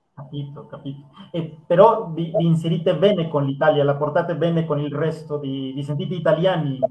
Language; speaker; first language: Italian; non-native, fluent; Spanish